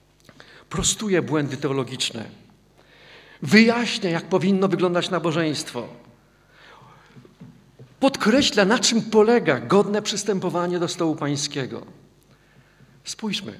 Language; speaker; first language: Polish; native; Polish